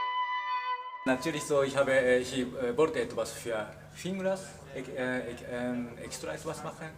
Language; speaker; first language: German; non-native, learner; Japanese